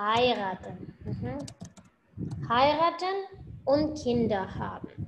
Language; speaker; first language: German; non-native, fluent; Spanish